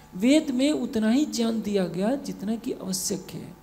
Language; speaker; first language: Hindi; native; Hindi